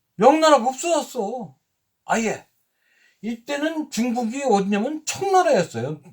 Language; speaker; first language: Korean; native; Korean